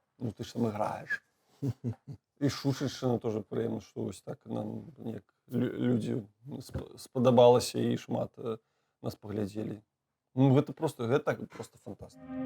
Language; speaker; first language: Belarusian; native; Belarusian